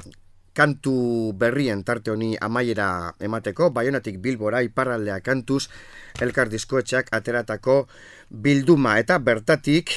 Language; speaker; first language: Basque; native; Basque